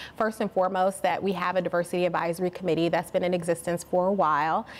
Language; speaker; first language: English; native; English